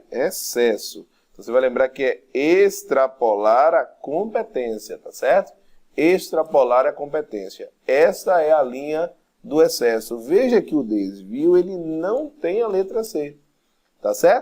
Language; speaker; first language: Portuguese; native; Portuguese